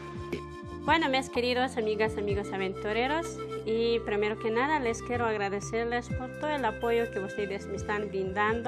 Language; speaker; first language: Spanish; native; Spanish